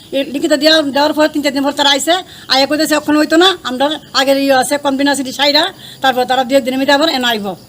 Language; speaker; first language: Bangla; native; Bangla